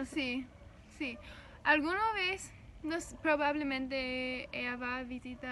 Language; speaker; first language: Spanish; non-native, learner; English